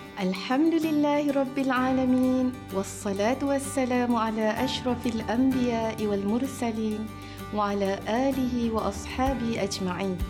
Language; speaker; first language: Arabic; non-native, fluent; Malay